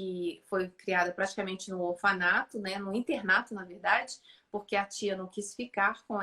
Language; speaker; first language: Portuguese; native; Portuguese